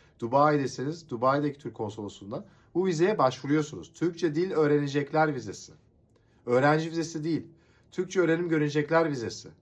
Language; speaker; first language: Turkish; native; Turkish